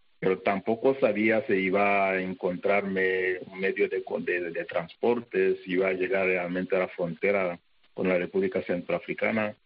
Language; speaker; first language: Spanish; non-native, fluent; Kinyarwanda